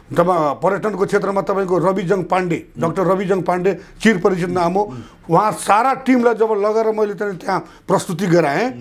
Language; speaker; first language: Nepali; non-native, local second language; Bhojpuri